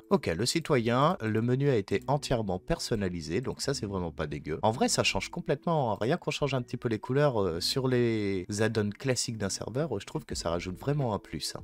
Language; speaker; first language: French; native; French